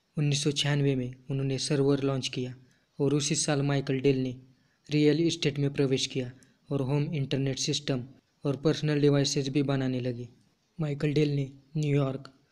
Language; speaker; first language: Hindi; non-native, local second language; Marathi